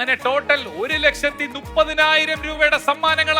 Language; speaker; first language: Malayalam; native; Malayalam